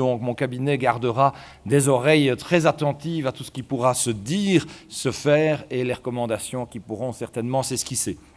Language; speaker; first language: French; native; French